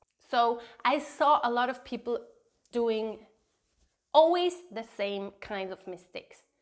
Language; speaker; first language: English; non-native, fluent; Swiss German